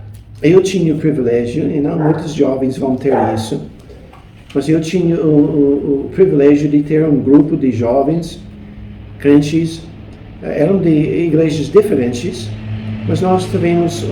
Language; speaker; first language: Portuguese; non-native, fluent; English